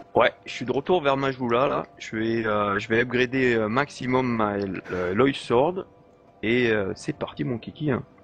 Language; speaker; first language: French; native; French